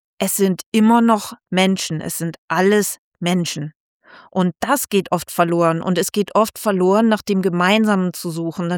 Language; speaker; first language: German; native; German